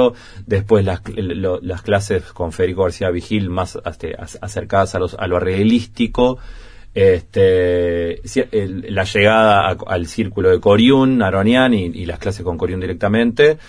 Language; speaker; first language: Spanish; native; Spanish